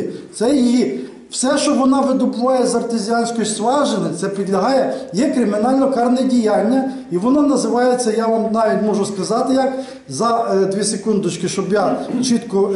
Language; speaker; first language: Ukrainian; native; Ukrainian